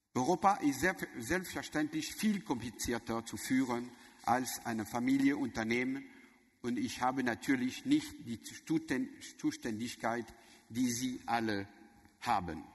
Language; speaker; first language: German; non-native, learner; French